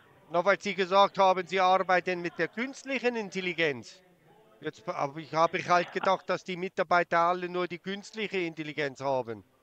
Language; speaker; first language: German; native; German